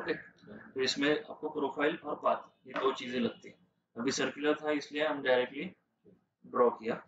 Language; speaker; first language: Hindi; non-native, local second language; Marathi